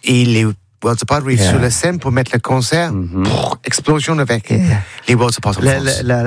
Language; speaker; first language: French; non-native, learner; English